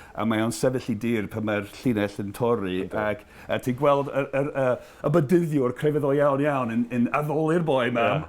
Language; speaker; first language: Welsh; non-native, fluent; English